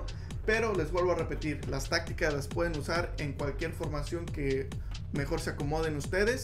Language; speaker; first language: Spanish; native; Spanish